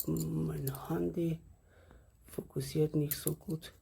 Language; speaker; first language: German; non-native, learner; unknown